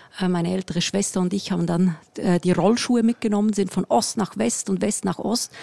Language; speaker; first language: German; native; German